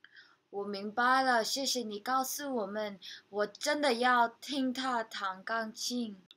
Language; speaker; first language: Chinese; non-native, learner; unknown